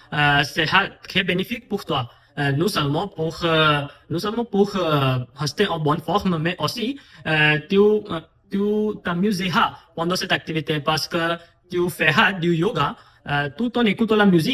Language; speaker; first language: French; non-native, fluent; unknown